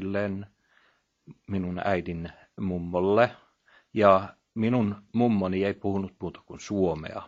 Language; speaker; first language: Finnish; early bilingual, heritage; Norwegian